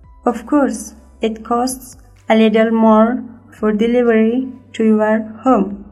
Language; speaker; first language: English; non-native, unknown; Persian